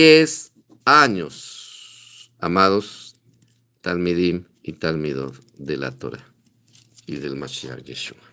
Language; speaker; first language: Spanish; native; Spanish